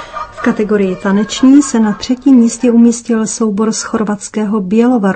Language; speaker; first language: Czech; native; Czech